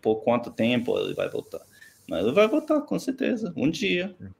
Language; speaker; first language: Portuguese; non-native, learner; English